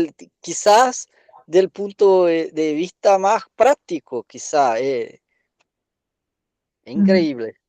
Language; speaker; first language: Spanish; non-native, fluent; Portuguese